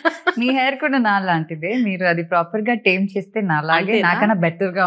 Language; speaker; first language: Telugu; non-native, fluent; Malayalam